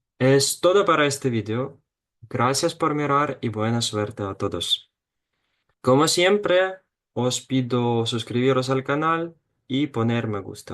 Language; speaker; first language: Spanish; non-native, fluent; Ukrainian